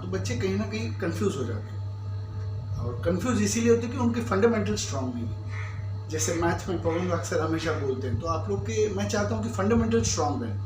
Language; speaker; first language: Hindi; non-native, local second language; Marathi